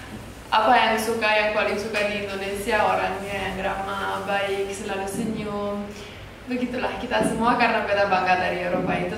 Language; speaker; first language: Indonesian; non-native, fluent; Romanian